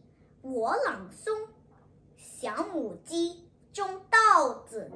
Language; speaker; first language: Chinese; non-native, learner; English